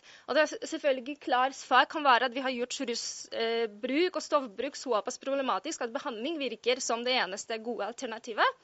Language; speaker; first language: Norwegian; non-native, fluent; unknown